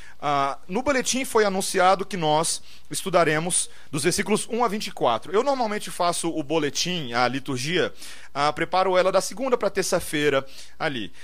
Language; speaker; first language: Portuguese; native; Portuguese